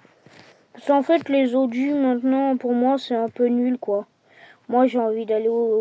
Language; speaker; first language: French; native; French